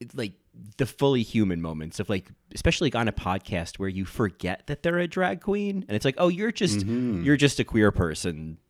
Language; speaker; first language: English; native; English